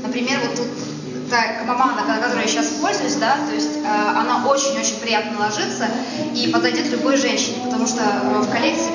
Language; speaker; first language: Russian; native; Russian